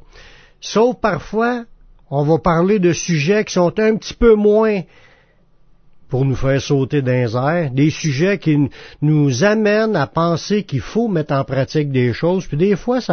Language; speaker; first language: French; native; French